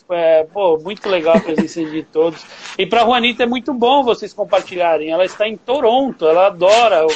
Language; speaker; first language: Portuguese; native; Portuguese